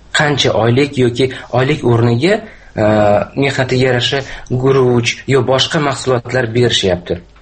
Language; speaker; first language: Uzbek; native; Uzbek